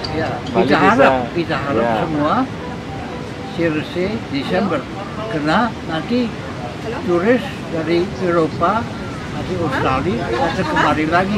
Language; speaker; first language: Indonesian; non-native, learner; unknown